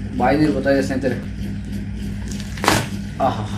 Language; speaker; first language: Kannada; native; Kannada